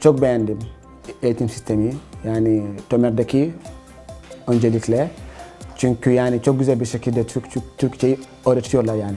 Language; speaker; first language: Turkish; non-native, fluent; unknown